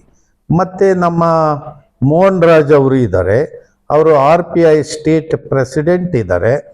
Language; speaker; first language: Kannada; native; Kannada